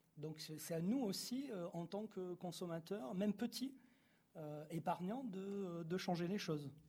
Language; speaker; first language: French; native; French